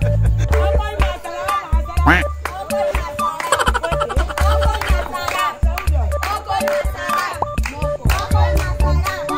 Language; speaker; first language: Filipino; non-native, learner; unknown